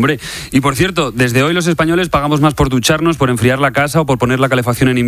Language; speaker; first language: Spanish; native; Spanish